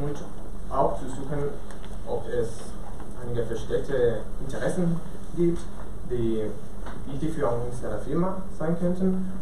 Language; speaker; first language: German; non-native, learner; Spanish